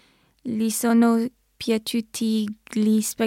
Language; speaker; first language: Italian; non-native, learner; English